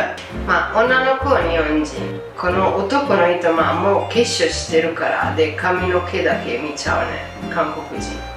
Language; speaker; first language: Japanese; non-native, fluent; Italian